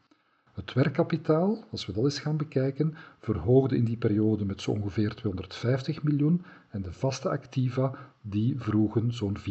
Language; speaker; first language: Dutch; native; Dutch